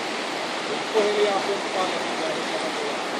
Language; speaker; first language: Finnish; native; Finnish